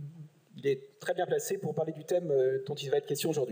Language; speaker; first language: French; native; French